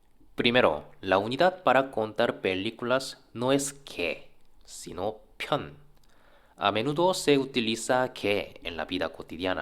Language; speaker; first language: Spanish; non-native, fluent; Korean